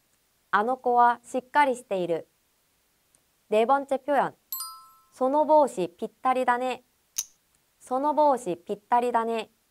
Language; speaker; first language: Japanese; non-native, fluent; Korean